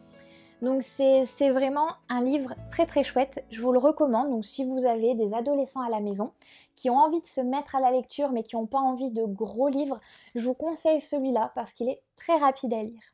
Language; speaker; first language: French; native; French